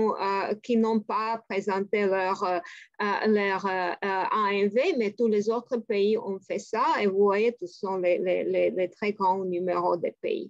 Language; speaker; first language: French; non-native, fluent; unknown